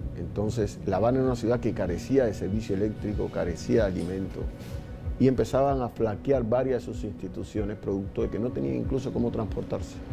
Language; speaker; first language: Spanish; native; Spanish